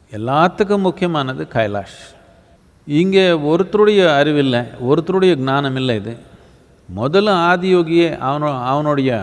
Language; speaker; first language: Tamil; native; Tamil